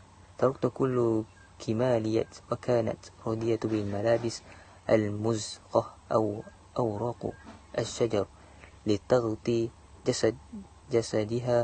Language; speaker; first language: Arabic; non-native, learner; Malay